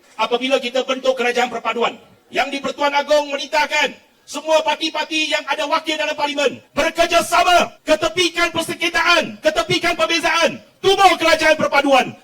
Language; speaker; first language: Malay; non-native, local second language; Chinese